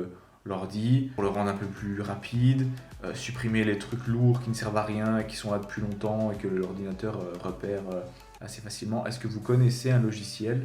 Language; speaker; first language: French; native; French